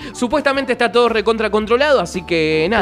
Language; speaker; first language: Spanish; native; Spanish